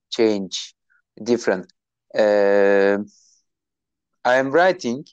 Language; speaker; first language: English; non-native, learner; Turkish